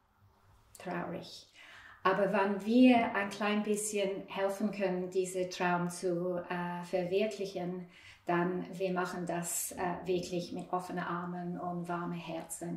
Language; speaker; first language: German; non-native, fluent; English